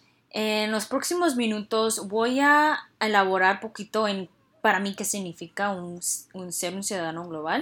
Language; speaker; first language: Spanish; early bilingual, heritage; Spanish